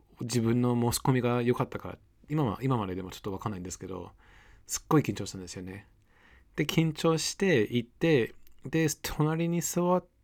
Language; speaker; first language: Japanese; non-native, fluent; English